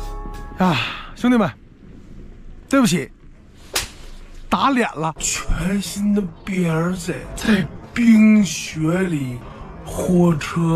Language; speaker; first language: Chinese; native; Chinese